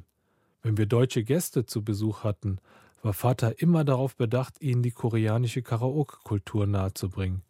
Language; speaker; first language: German; early bilingual, other home language; Korean